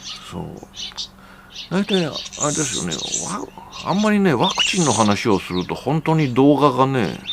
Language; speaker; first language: Japanese; native; Japanese